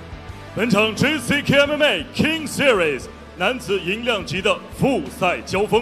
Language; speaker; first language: Chinese; native; Chinese